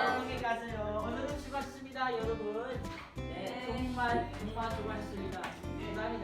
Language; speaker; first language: Korean; non-native, fluent; Filipino